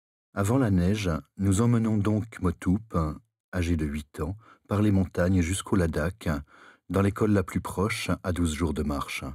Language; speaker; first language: French; native; French